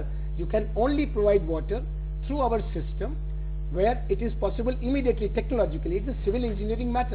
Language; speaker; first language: English; non-native, local second language; Hindi